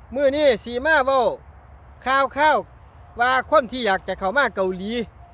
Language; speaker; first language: Thai; native; Thai